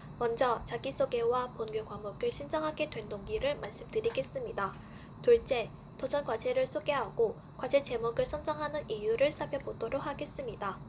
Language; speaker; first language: Korean; non-native, fluent; Vietnamese